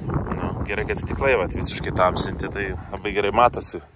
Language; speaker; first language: Lithuanian; native; Lithuanian